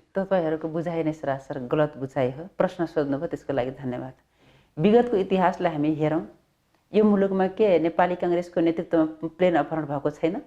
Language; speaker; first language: Nepali; non-native, local second language; Dangaura Tharu